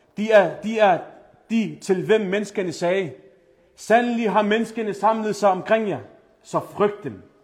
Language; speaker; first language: Danish; early bilingual, other home language; Arabic